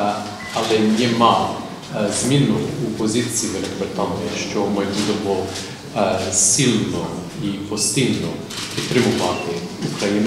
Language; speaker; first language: Ukrainian; non-native, fluent; English